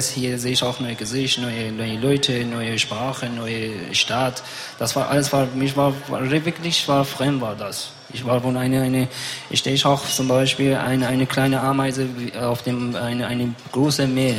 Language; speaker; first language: German; non-native, learner; Persian